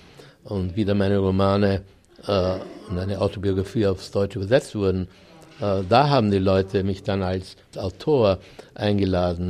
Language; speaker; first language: German; native; German